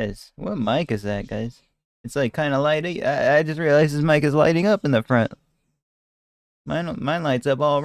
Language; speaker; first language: English; native; English